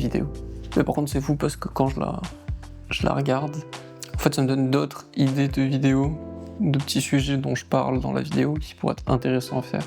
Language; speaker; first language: French; native; French